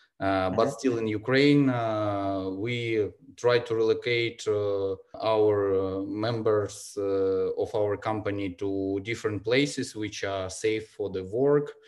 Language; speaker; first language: English; non-native, learner; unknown